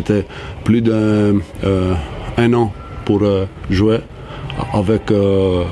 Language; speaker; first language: French; non-native, fluent; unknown